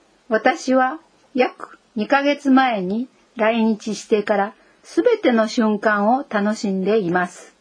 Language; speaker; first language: Japanese; non-native, fluent; English